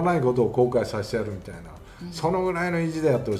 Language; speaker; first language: Japanese; native; Japanese